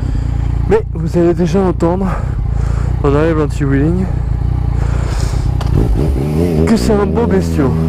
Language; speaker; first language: French; native; French